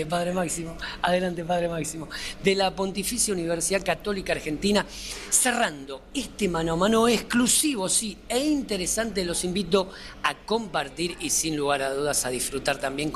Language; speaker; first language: Spanish; native; Spanish